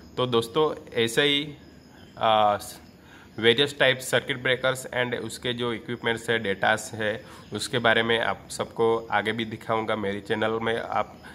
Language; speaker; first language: Hindi; non-native, local second language; Gujarati